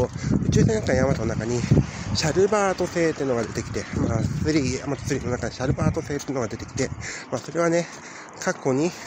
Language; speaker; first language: Japanese; native; Japanese